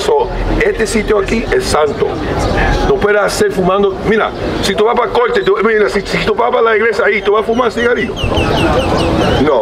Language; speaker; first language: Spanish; early bilingual, heritage; Spanish